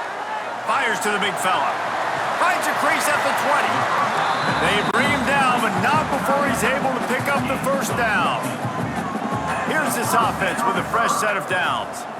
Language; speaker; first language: English; native; English